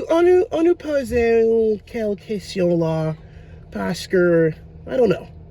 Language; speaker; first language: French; non-native, learner; English